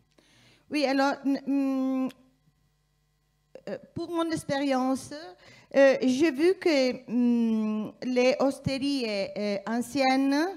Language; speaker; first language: French; non-native, fluent; Italian